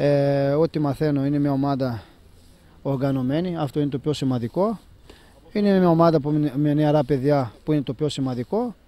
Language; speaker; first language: Greek; non-native, fluent; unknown